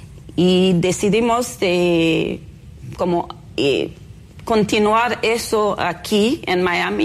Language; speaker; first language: Spanish; non-native, fluent; Haitian Creole